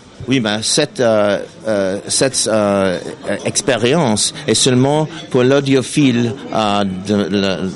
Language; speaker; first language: French; non-native, learner; English